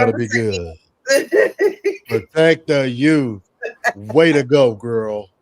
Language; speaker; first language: English; native; English